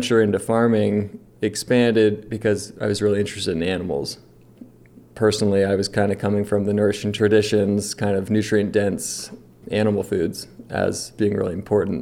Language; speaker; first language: English; native; English